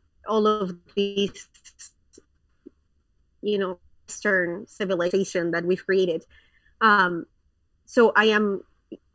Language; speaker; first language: English; non-native, fluent; Spanish